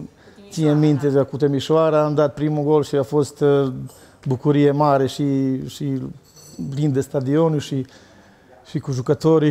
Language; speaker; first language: Romanian; non-native, learner; Serbian